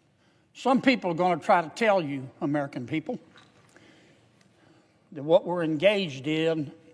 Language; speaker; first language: English; native; English